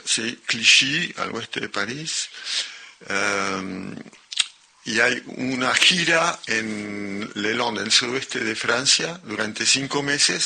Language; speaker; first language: Spanish; non-native, local second language; French